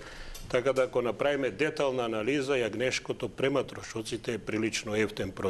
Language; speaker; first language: Macedonian; native; Macedonian